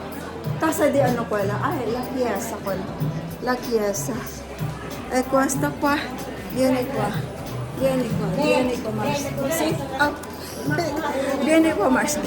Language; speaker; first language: Italian; non-native, learner; Filipino